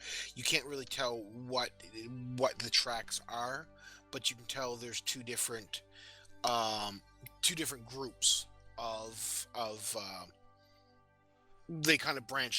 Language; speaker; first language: English; native; English